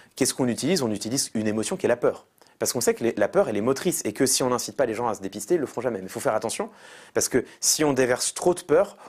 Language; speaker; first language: French; native; French